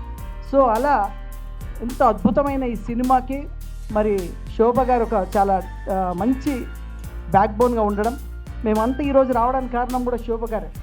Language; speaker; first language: Telugu; native; Telugu